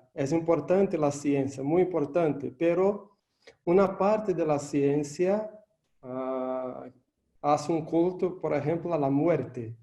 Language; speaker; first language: Spanish; non-native, fluent; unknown